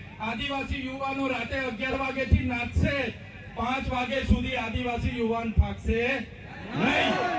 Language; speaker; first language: Gujarati; non-native, local second language; Vasavi